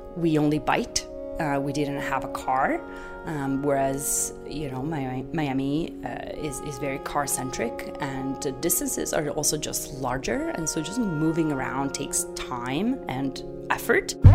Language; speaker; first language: English; non-native, fluent; Italian